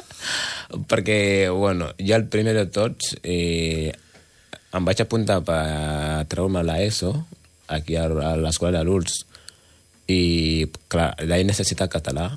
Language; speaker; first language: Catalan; non-native, learner; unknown